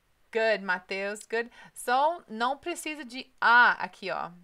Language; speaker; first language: Portuguese; non-native, learner; English